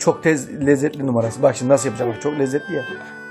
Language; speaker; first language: Turkish; native; Turkish